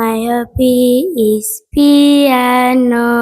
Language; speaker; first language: English; non-native, learner; Indonesian